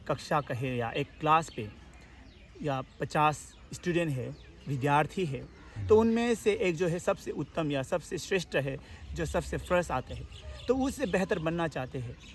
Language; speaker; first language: Hindi; non-native, local second language; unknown